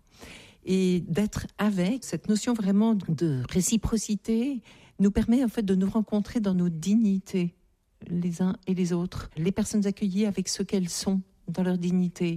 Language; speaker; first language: French; native; French